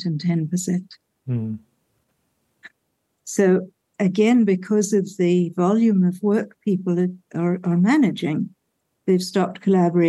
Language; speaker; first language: English; native; English